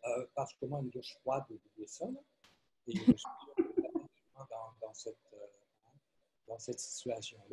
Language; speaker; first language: French; native; French